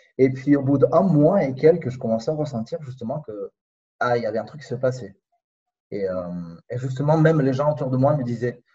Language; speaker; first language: French; non-native, fluent; Spanish